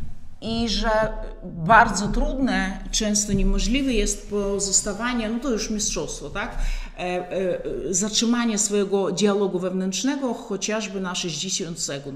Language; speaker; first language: Polish; non-native, fluent; Russian